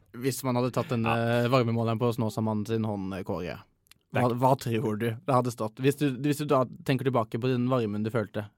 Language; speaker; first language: Norwegian; native; Norwegian